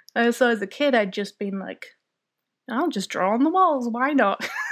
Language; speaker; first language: English; native; English